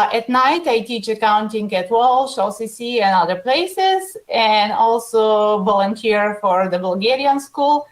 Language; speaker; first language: English; non-native, fluent; Bulgarian